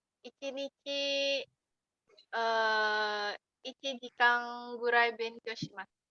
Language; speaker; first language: Japanese; non-native, learner; Indonesian